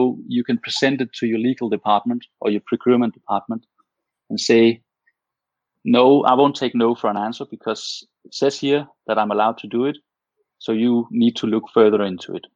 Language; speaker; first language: English; non-native, fluent; Danish